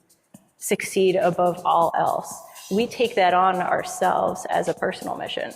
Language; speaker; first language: English; native; English